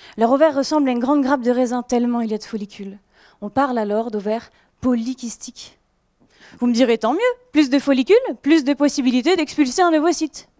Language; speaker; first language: French; native; French